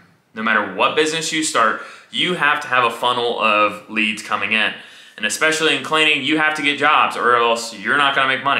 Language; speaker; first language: English; native; English